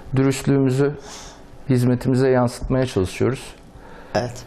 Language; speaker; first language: Turkish; native; Turkish